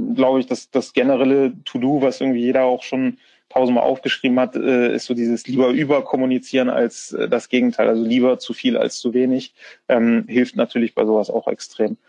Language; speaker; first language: German; native; German